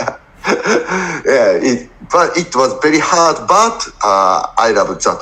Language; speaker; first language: English; non-native, learner; Japanese